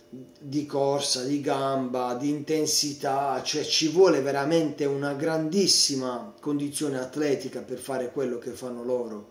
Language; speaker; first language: Italian; native; Italian